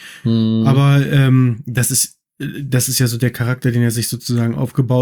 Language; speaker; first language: German; native; German